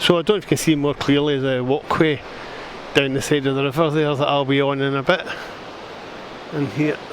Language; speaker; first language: English; native; English